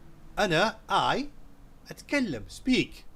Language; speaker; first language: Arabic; non-native, fluent; Urdu